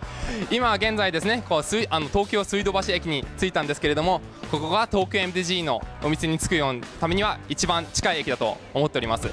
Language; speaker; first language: Japanese; early bilingual, heritage; Japanese